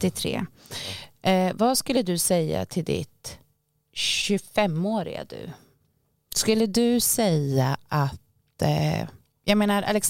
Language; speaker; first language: Swedish; native; Swedish